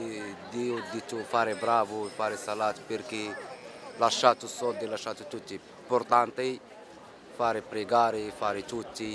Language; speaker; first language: Italian; non-native, learner; Arabic